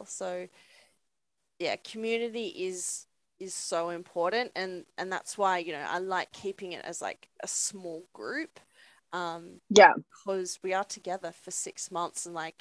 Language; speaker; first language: English; native; English